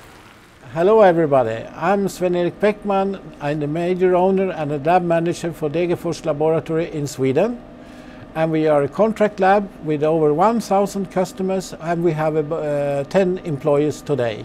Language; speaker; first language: English; non-native, fluent; Swedish